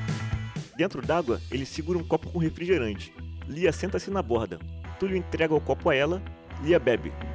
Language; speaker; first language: Portuguese; native; Portuguese